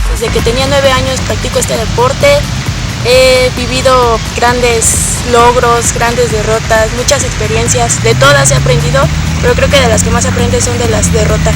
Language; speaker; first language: Spanish; native; Spanish